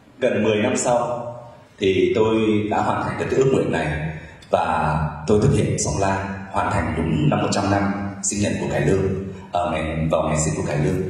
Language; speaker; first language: Vietnamese; native; Vietnamese